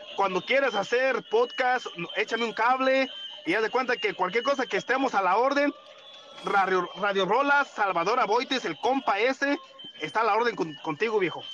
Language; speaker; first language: Spanish; native; Spanish